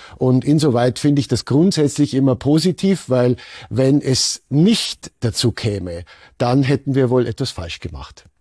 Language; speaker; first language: German; native; German